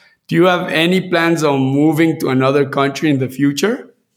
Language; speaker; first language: English; non-native, fluent; Spanish